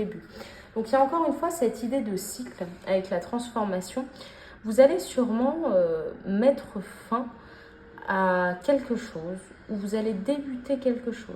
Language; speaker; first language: French; native; French